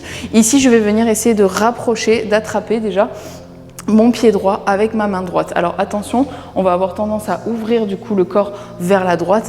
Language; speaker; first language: French; native; French